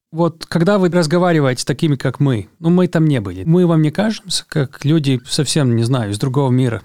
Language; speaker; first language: Russian; non-native, local second language; Latvian